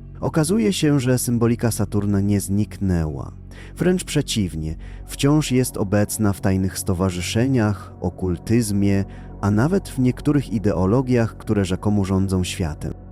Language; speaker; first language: Polish; native; Polish